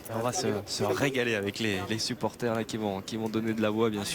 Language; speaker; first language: French; native; French